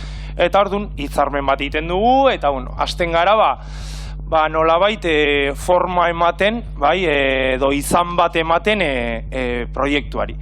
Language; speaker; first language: Basque; native; Basque